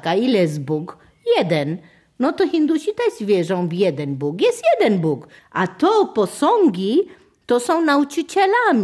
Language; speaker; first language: Polish; non-native, fluent; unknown